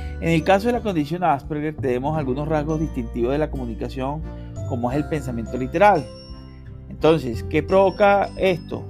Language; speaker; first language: Spanish; native; Spanish